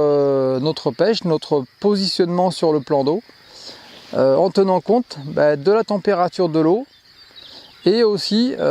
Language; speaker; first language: French; native; French